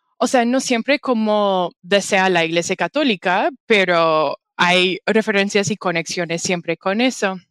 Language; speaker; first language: Spanish; non-native, fluent; English